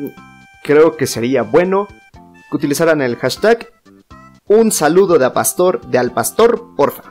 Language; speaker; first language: Spanish; native; Spanish